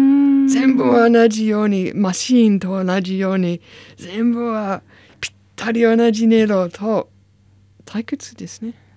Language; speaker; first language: Japanese; non-native, learner; English